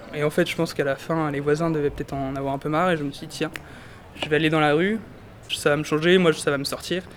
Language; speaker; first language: French; native; French